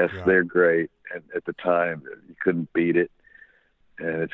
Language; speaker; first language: English; native; English